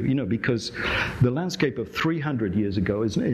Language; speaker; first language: English; native; English